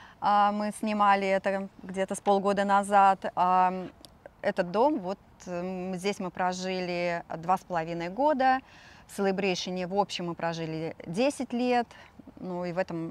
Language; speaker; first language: Russian; native; Russian